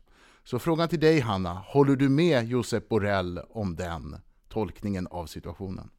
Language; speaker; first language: Swedish; native; Swedish